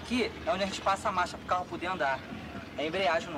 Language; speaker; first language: Portuguese; native; Portuguese